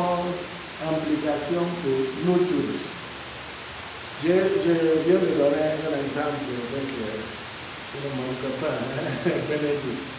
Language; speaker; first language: French; non-native, learner; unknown